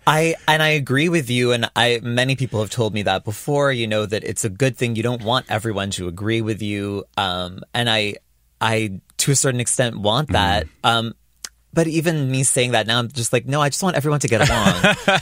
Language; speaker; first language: English; native; English